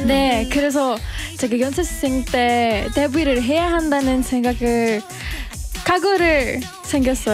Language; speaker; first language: Korean; non-native, learner; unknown